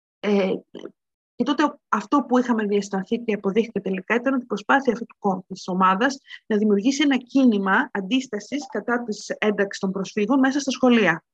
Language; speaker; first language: Greek; native; Greek